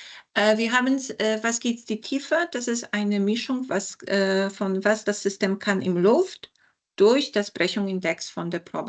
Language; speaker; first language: German; non-native, fluent; Polish